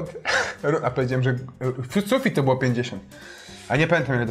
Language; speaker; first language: Polish; native; Polish